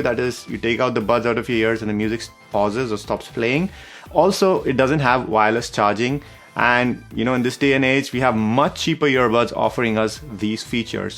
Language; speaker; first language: English; non-native, fluent; Dutch